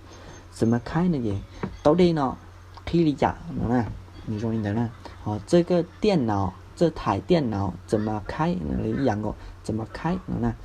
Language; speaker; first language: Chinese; non-native, fluent; Hmong